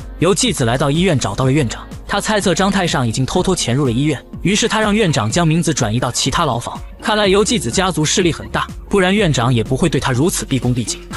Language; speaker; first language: Chinese; native; Chinese